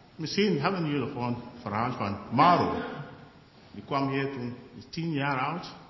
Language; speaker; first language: Dutch; non-native, fluent; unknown